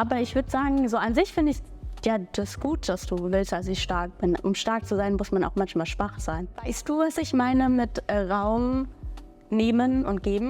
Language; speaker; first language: German; early bilingual, other home language; Bangla